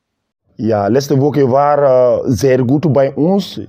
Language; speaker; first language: German; non-native, learner; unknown